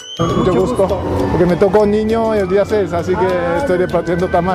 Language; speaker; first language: Spanish; non-native, learner; Japanese